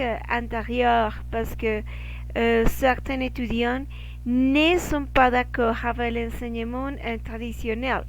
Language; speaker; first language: French; non-native, learner; Spanish